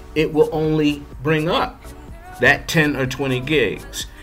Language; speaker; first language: English; native; English